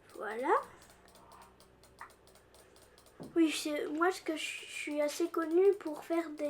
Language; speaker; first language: French; native; French